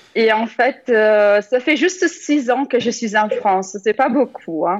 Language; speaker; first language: French; non-native, fluent; Italian